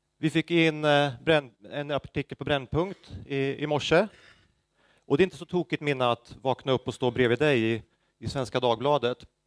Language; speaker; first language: Swedish; native; Swedish